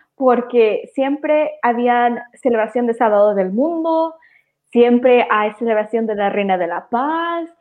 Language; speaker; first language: Spanish; early bilingual, heritage; Spanish